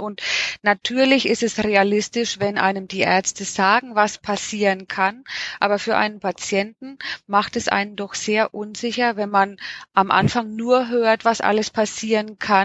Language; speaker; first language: German; native; German